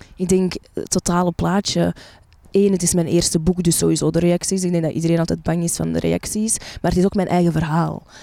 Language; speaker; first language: Dutch; early bilingual, other home language; Arabic